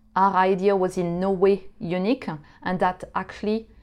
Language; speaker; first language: English; non-native, fluent; French